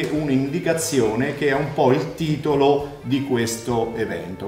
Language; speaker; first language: Italian; native; Italian